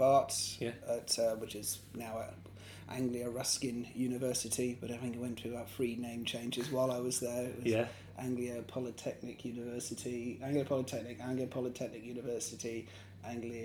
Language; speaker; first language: English; native; English